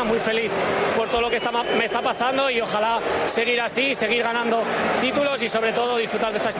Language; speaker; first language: Spanish; native; Spanish